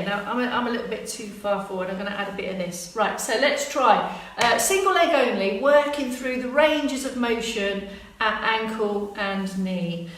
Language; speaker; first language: English; native; English